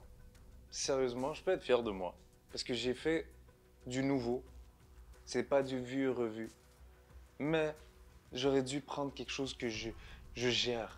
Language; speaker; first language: French; native; French